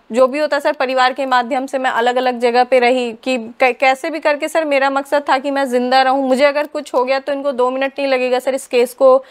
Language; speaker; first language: Hindi; native; Hindi